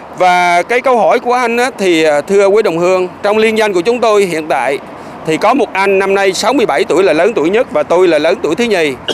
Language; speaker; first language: Vietnamese; native; Vietnamese